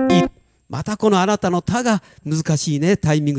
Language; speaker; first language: Japanese; native; Japanese